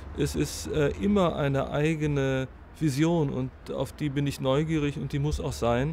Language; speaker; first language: German; native; German